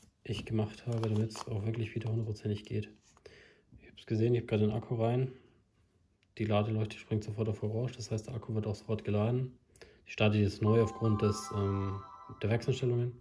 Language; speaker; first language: German; native; German